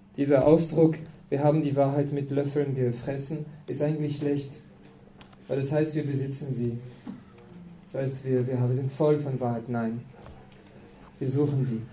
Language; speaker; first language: German; non-native, fluent; French